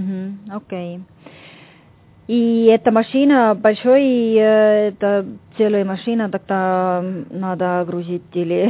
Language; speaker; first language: Russian; non-native, learner; Estonian